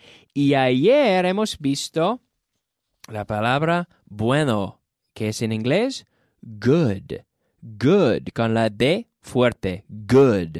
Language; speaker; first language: Spanish; non-native, fluent; English